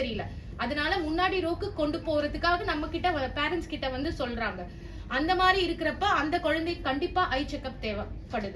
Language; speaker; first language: Tamil; native; Tamil